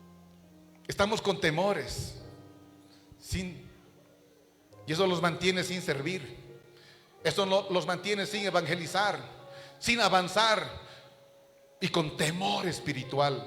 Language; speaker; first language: Spanish; native; Spanish